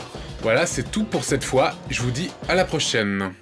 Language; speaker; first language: French; native; French